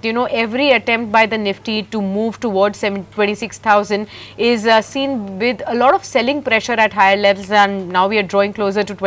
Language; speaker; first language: English; non-native, local second language; Hindi